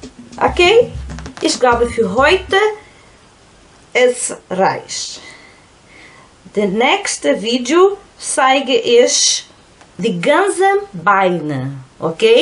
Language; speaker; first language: German; non-native, fluent; Portuguese